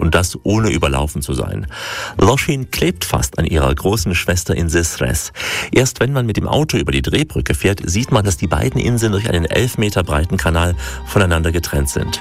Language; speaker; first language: German; native; German